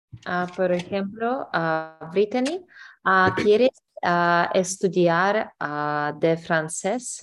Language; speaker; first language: Spanish; non-native, learner; English